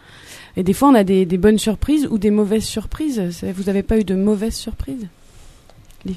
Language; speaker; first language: French; native; French